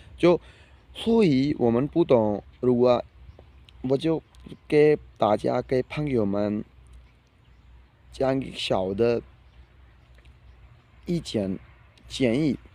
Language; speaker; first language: Chinese; non-native, learner; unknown